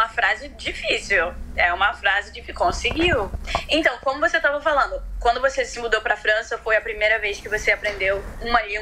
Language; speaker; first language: Portuguese; early bilingual, heritage; Portuguese